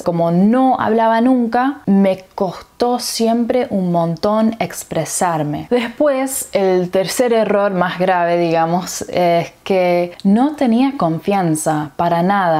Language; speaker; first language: Spanish; early bilingual, heritage; English